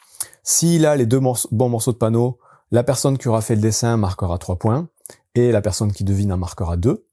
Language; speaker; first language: French; native; French